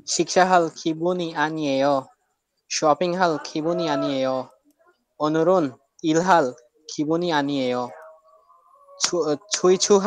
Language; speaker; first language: Korean; non-native, learner; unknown